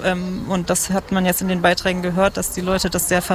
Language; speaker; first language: German; native; German